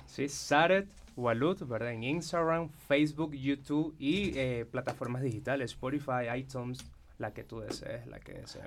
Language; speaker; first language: Spanish; native; Spanish